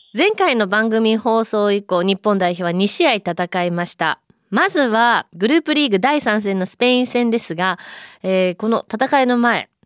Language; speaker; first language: Japanese; native; Japanese